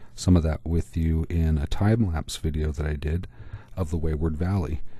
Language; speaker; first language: English; native; English